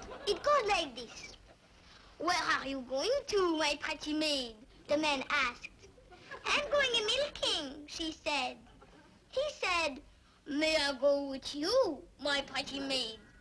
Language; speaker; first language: English; native; English